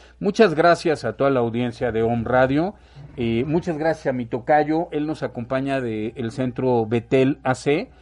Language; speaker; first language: Spanish; native; Spanish